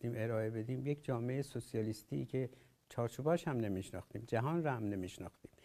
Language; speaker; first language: Persian; native; Persian